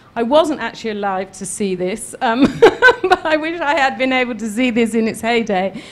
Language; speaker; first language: English; native; English